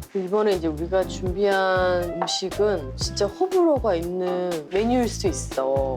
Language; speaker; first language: Korean; native; Korean